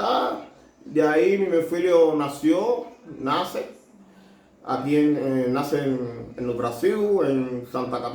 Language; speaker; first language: Portuguese; non-native, learner; Spanish